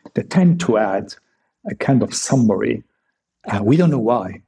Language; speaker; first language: English; non-native, fluent; Italian